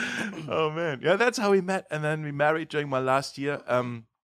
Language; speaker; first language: English; non-native, fluent; German